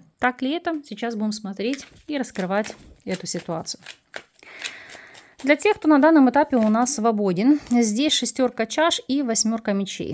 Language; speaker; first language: Russian; native; Russian